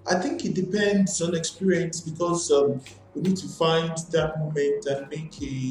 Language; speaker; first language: English; non-native, learner; Portuguese